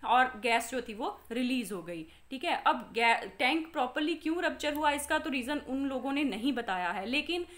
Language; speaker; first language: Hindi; non-native, local second language; Punjabi